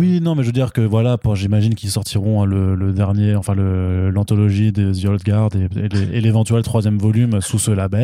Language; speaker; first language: French; native; French